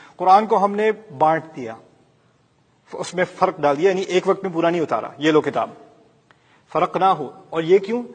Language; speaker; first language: Urdu; early bilingual, heritage; Urdu